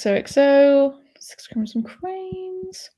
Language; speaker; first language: English; native; English